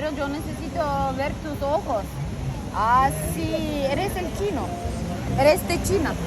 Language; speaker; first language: Spanish; non-native, learner; Turkish